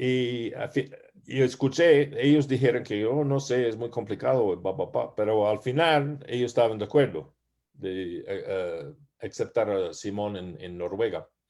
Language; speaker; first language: Spanish; non-native, learner; English